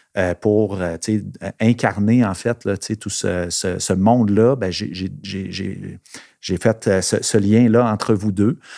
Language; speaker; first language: French; native; French